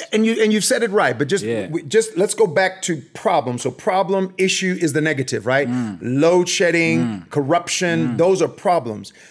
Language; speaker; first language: English; native; English